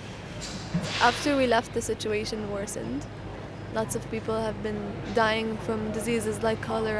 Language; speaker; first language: English; non-native, fluent; Arabic